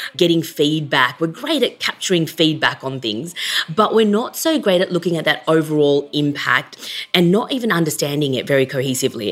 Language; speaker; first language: English; native; English